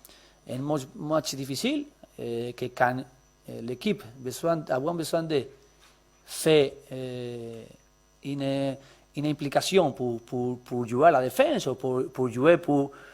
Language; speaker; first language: French; non-native, learner; Spanish